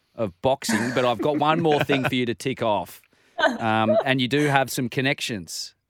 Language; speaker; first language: English; native; English